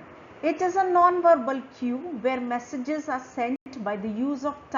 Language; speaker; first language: English; non-native, local second language; Hindi